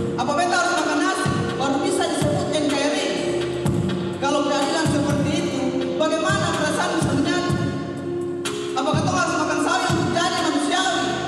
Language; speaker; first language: Indonesian; native; Indonesian